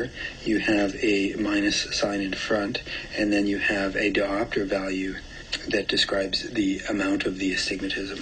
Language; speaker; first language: English; native; English